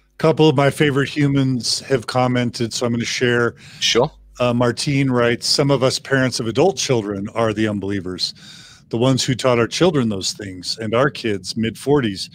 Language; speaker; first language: English; native; English